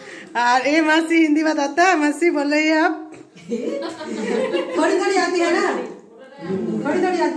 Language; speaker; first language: Hindi; non-native, local second language; Bangla